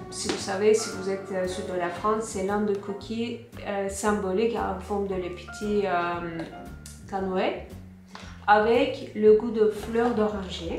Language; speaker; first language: French; non-native, fluent; Turkish